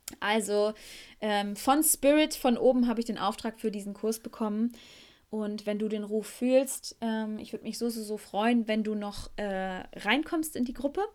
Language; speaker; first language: German; native; German